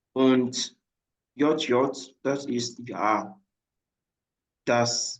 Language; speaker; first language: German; non-native, fluent; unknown